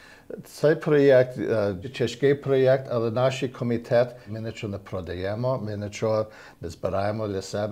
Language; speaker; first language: Ukrainian; early bilingual, heritage; Ukrainian